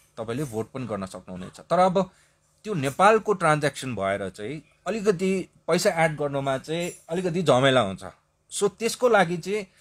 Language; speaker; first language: Nepali; native; Nepali